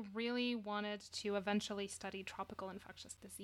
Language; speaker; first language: English; non-native, fluent; Romanian